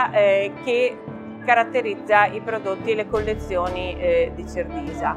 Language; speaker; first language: Italian; native; Italian